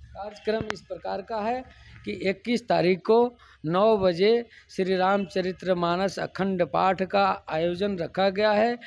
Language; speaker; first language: Hindi; native; Hindi